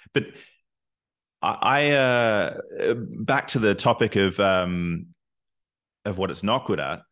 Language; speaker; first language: English; native; English